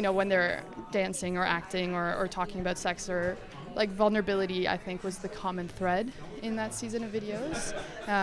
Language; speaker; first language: English; non-native, fluent; Spanish